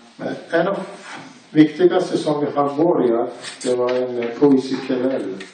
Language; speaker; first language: Swedish; non-native, learner; Persian